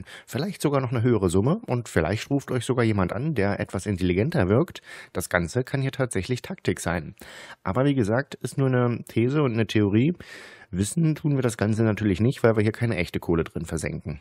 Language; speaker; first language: German; native; German